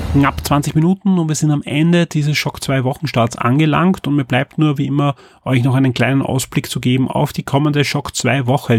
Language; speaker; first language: German; native; German